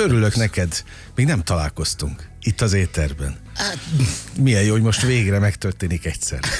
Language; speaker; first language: Hungarian; native; Hungarian